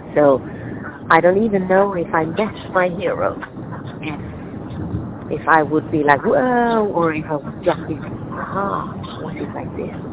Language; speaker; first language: English; non-native, fluent; Swedish